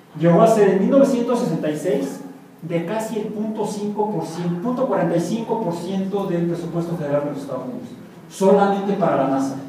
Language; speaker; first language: Spanish; native; Spanish